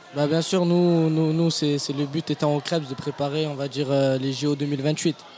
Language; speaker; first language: French; native; French